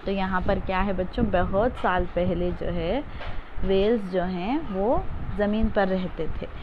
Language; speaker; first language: Hindi; non-native, local second language; Kannada